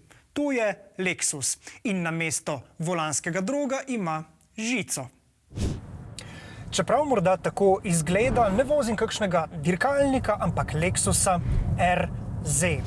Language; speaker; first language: Slovenian; native; Slovenian